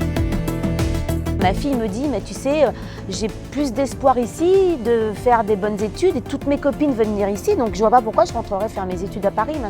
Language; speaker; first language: French; native; French